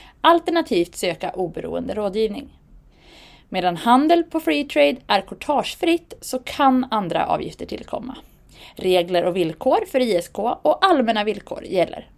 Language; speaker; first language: Swedish; native; Swedish